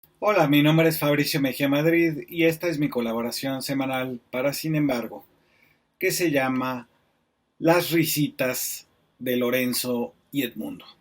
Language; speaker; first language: Spanish; native; Spanish